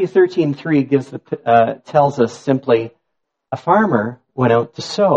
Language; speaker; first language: English; native; English